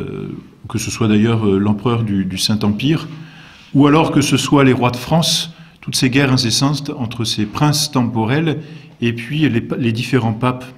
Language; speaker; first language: French; native; French